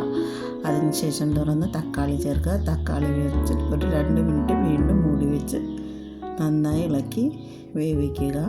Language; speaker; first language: Malayalam; native; Malayalam